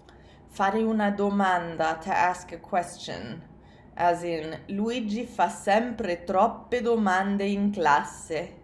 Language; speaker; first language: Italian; non-native, fluent; English